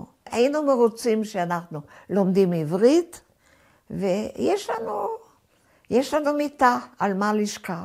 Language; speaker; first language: Hebrew; early bilingual, other home language; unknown